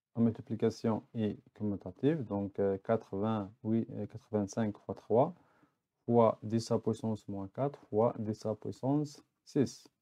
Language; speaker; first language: French; non-native, local second language; Arabic